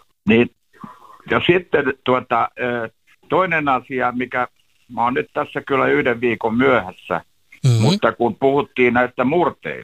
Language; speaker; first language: Finnish; native; Finnish